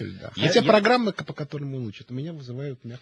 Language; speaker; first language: Russian; native; Russian